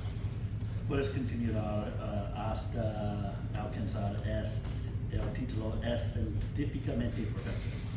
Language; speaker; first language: Spanish; non-native, fluent; English